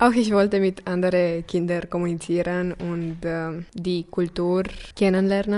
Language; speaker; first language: German; non-native, local second language; Romanian